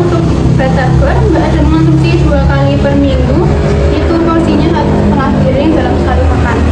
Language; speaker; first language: Indonesian; native; Indonesian